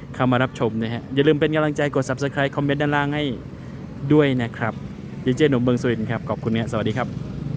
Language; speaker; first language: Thai; native; Thai